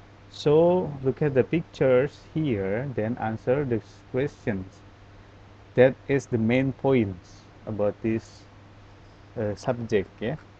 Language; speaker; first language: English; non-native, fluent; Indonesian